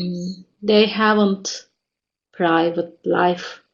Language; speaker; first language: English; non-native, learner; Turkish